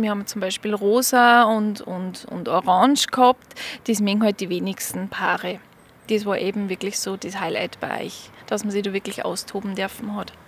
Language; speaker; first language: German; native; German